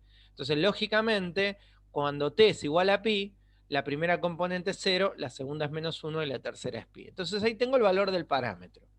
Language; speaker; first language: Spanish; native; Spanish